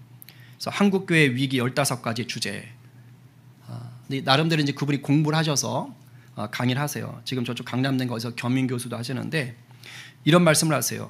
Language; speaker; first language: Korean; native; Korean